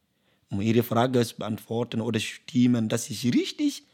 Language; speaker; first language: German; non-native, learner; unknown